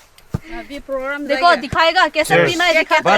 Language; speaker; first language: Hindi; non-native, local second language; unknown